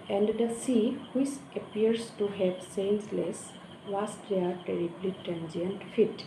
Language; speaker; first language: English; non-native, local second language; Assamese